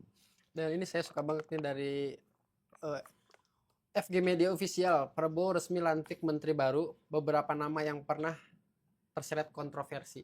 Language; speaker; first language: Indonesian; native; Indonesian